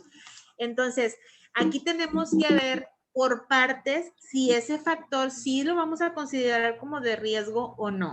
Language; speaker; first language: Spanish; native; Spanish